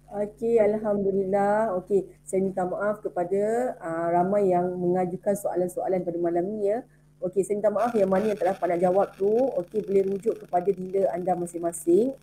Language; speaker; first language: Malay; native; Malay